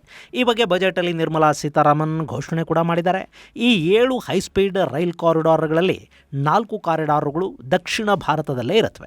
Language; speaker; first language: Kannada; native; Kannada